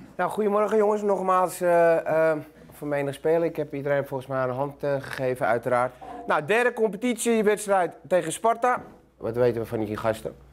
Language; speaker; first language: Dutch; native; Dutch